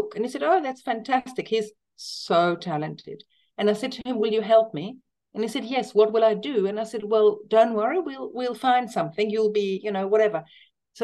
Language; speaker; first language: English; native; English